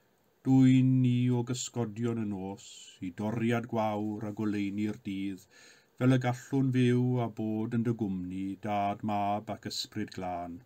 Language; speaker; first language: Welsh; native; Welsh